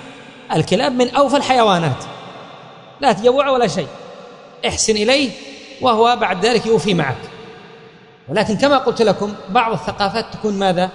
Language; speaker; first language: Arabic; native; Arabic